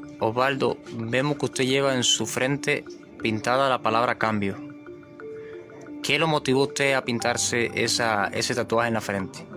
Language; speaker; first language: Spanish; native; Spanish